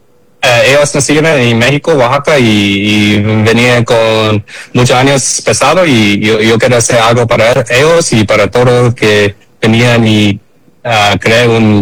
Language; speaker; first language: Spanish; early bilingual, heritage; English